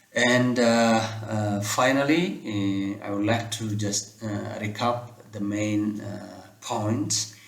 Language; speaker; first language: English; non-native, local second language; Amharic